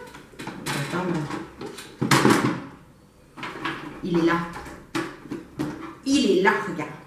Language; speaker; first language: French; native; French